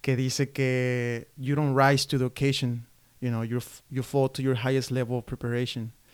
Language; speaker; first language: English; non-native, fluent; Spanish